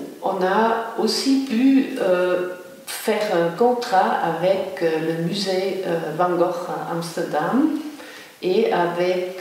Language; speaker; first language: French; non-native, local second language; German